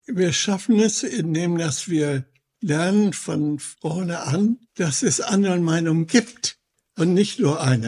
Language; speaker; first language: German; non-native, fluent; English